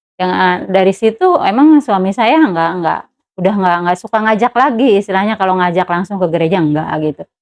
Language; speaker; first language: Indonesian; non-native, local second language; Sundanese